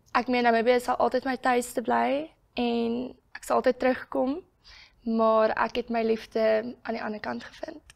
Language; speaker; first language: Afrikaans; native; Afrikaans